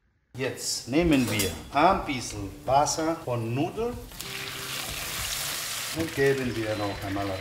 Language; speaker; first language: German; non-native, fluent; Italian